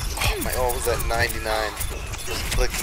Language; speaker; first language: English; native; English